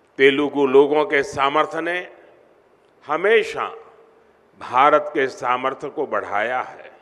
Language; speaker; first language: Hindi; non-native, local second language; Gujarati